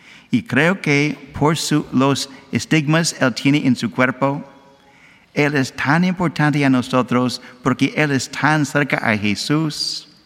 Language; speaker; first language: Spanish; non-native, learner; English